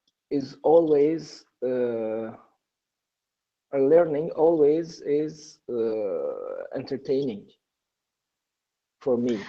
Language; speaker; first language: English; non-native, learner; Persian